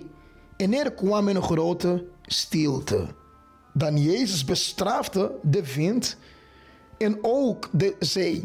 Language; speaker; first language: Dutch; non-native, fluent; Portuguese